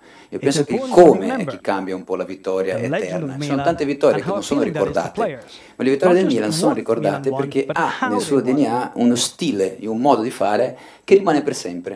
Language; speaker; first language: Italian; non-native, fluent; Spanish